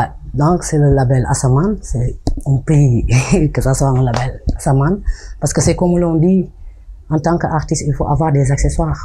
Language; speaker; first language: French; non-native, local second language; Wolof